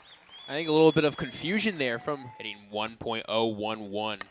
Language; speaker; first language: English; native; English